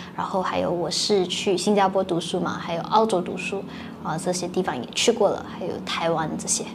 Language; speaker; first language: Chinese; native; Chinese